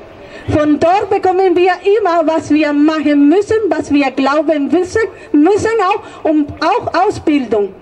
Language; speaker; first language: German; non-native, fluent; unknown